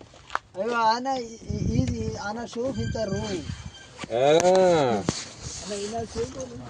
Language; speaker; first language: Arabic; non-native, learner; Bangla